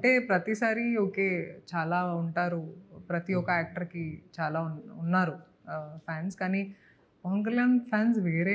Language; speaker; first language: Telugu; non-native, local second language; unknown